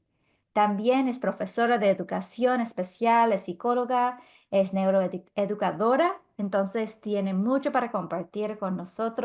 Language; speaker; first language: Spanish; non-native, fluent; English